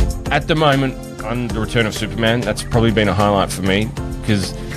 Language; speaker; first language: English; native; English